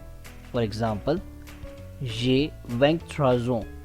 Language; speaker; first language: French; non-native, fluent; Hindi